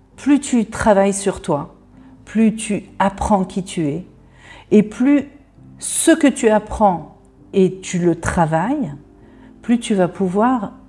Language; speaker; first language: French; native; French